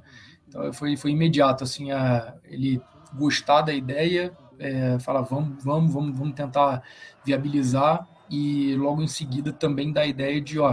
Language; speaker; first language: Portuguese; native; Portuguese